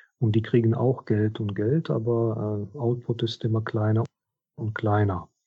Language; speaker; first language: German; non-native, fluent; Russian